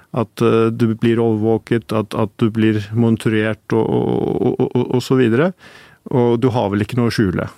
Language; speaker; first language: Norwegian; early bilingual, heritage; Icelandic